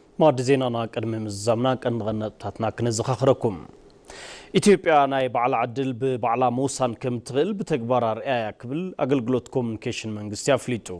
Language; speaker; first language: Tigrinya; native; Tigrinya